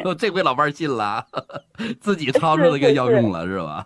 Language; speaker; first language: Chinese; native; Chinese